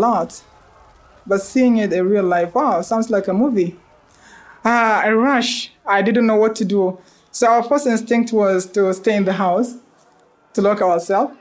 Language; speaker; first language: English; non-native, local second language; Hausa